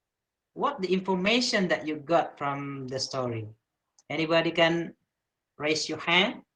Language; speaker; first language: English; non-native, learner; Indonesian